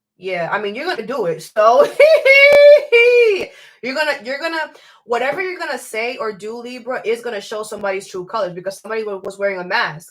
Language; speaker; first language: English; native; English